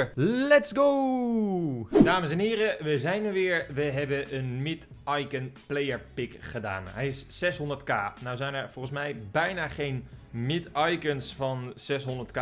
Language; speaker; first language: Dutch; native; Dutch